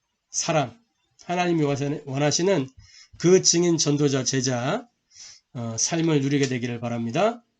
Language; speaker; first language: Korean; native; Korean